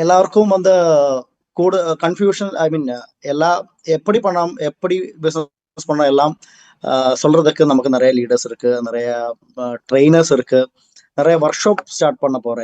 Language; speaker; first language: Tamil; non-native, learner; Malayalam